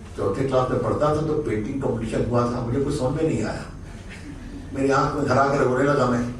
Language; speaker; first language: Hindi; native; Hindi